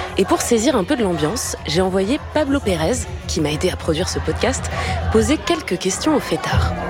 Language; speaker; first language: French; native; French